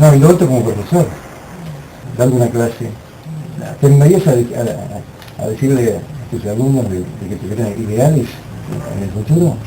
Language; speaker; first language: Spanish; native; Spanish